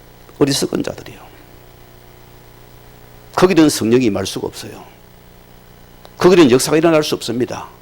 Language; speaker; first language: Korean; native; Korean